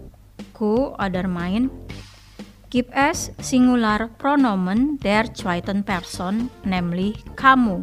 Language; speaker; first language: German; non-native, fluent; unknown